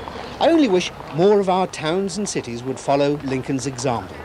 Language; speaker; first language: English; native; English